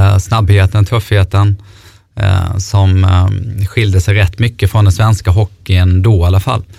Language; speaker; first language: Swedish; native; Swedish